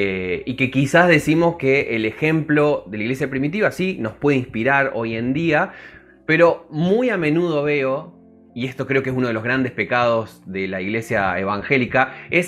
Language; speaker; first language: Spanish; native; Spanish